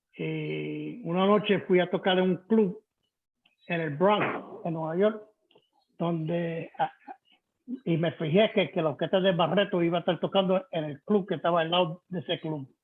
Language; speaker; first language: Spanish; early bilingual, heritage; Spanish